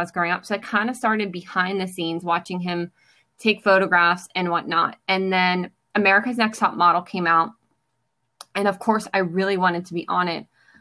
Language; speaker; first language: English; native; English